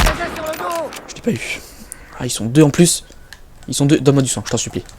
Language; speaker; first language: French; native; French